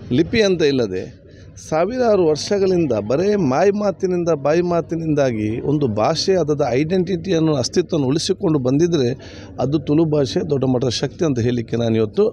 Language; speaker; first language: Kannada; non-native, local second language; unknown